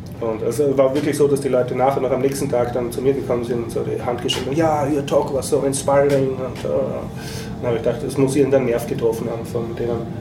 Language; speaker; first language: German; native; German